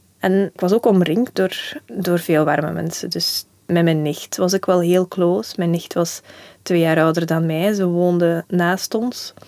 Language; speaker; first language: Dutch; early bilingual, other home language; Russian